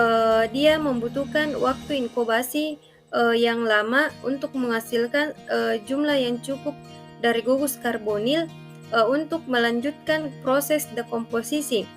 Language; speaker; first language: Indonesian; native; Indonesian